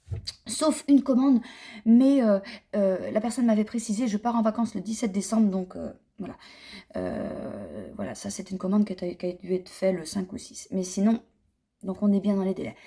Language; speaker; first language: French; native; French